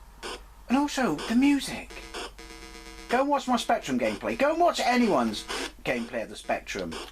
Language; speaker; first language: English; native; English